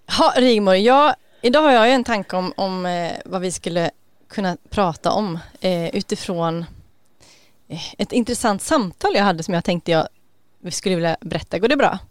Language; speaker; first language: Swedish; native; Swedish